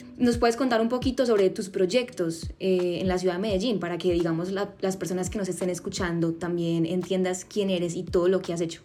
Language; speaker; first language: Spanish; native; Spanish